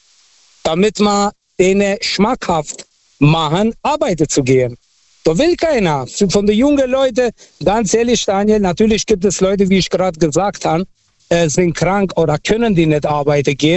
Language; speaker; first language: German; early bilingual, other home language; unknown